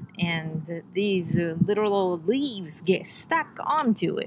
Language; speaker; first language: English; non-native, fluent; Japanese